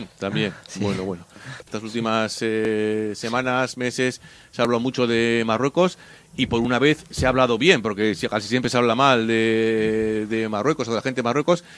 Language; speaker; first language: Spanish; native; Spanish